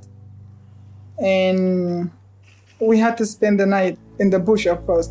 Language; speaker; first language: English; non-native, local second language; Hausa